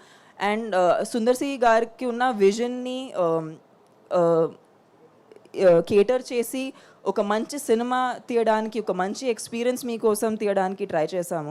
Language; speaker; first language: Telugu; non-native, local second language; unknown